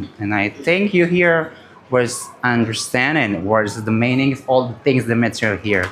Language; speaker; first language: English; non-native, learner; Indonesian